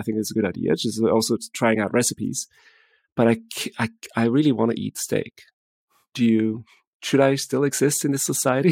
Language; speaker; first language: English; non-native, fluent; Swiss German